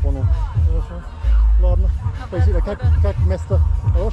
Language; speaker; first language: Russian; non-native, learner; English